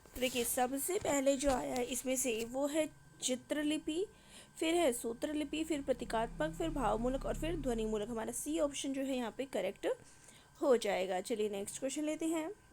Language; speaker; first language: Hindi; native; Hindi